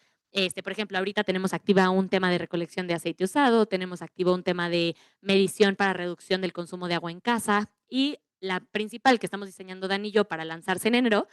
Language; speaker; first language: Spanish; native; Spanish